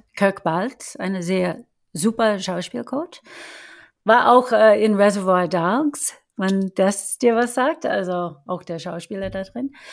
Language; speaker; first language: German; non-native, fluent; English